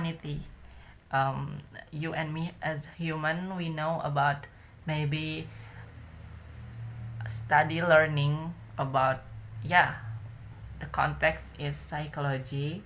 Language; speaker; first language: English; non-native, learner; Indonesian